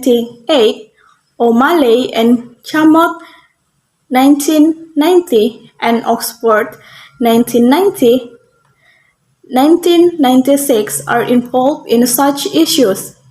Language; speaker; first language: English; non-native, learner; Indonesian